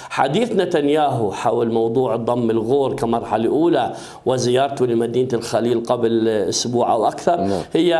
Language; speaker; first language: Arabic; native; Arabic